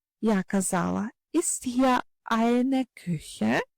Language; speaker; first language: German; non-native, fluent; Ukrainian